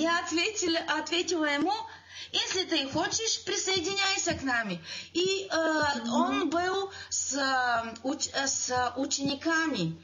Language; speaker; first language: Russian; non-native, learner; Bulgarian